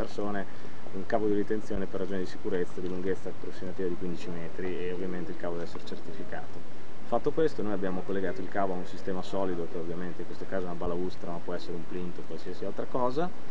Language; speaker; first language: Italian; native; Italian